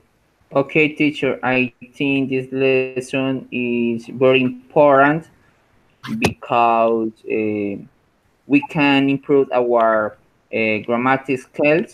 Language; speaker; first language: English; non-native, learner; Spanish